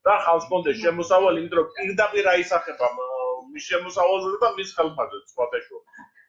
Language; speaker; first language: Georgian; native; Georgian